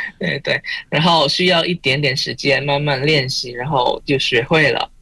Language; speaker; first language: Chinese; non-native, fluent; Indonesian